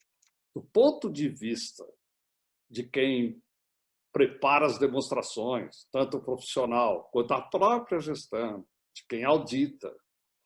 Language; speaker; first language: Portuguese; native; Portuguese